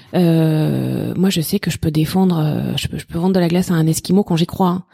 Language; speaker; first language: French; native; French